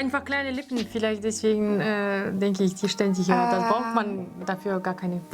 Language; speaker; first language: German; non-native, fluent; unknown